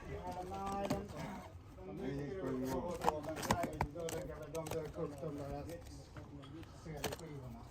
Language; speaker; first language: Swedish; native; Swedish